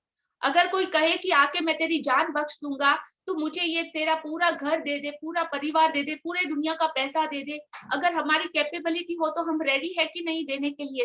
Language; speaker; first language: Hindi; native; Hindi